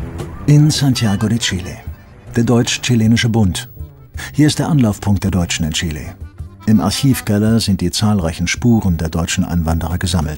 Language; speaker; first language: German; native; German